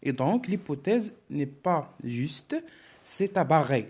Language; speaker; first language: French; non-native, local second language; Arabic